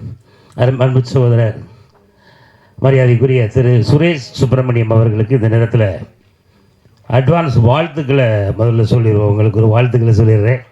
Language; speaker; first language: Tamil; native; Tamil